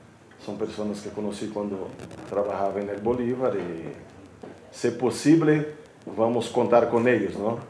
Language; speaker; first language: Spanish; non-native, fluent; Portuguese